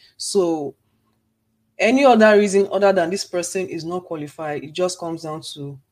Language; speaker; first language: English; non-native, local second language; Igbo